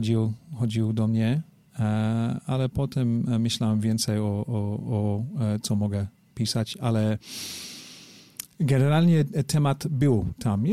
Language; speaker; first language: Polish; non-native, learner; English